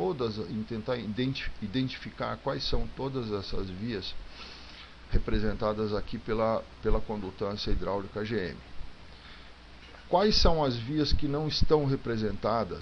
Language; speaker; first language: Portuguese; native; Portuguese